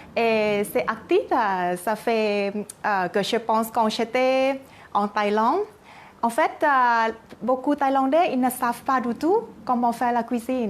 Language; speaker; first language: French; non-native, learner; Thai